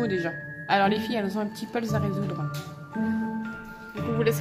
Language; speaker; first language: French; native; French